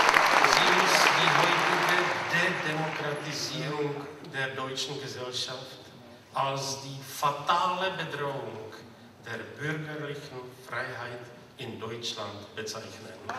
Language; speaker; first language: German; non-native, fluent; Czech